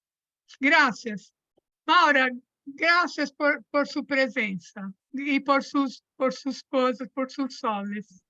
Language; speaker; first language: Spanish; non-native, fluent; Portuguese